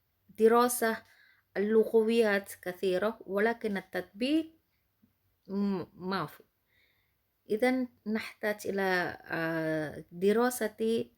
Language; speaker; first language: Arabic; non-native, fluent; Indonesian